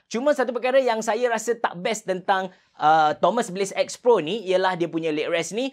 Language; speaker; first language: Malay; native; Malay